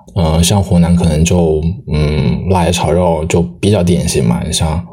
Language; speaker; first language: Chinese; non-native, local second language; Min Nan Chinese